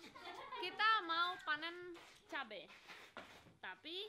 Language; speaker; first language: Indonesian; non-native, fluent; English